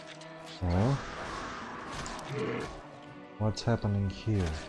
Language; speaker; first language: English; non-native, fluent; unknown